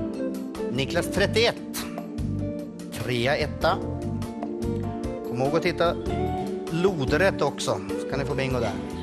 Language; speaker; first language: Swedish; native; Swedish